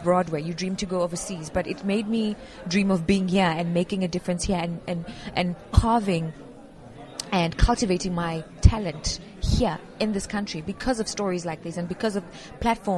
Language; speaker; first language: English; non-native, local second language; Venda